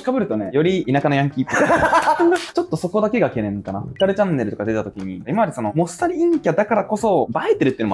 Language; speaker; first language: Japanese; native; Japanese